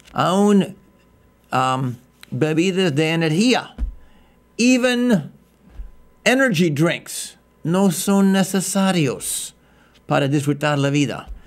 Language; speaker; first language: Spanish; non-native, fluent; English